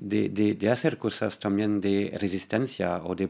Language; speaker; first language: Spanish; non-native, fluent; French